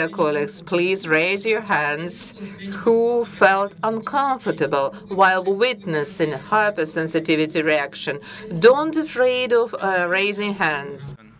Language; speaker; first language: English; non-native, fluent; Russian